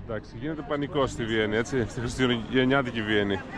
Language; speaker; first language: Greek; native; Greek